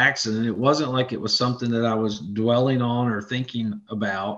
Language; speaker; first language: English; native; English